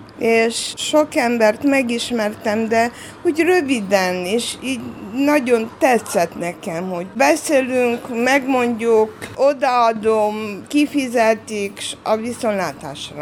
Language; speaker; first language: Hungarian; non-native, local second language; Romanian